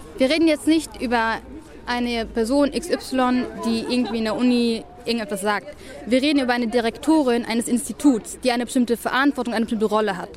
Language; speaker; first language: German; native; German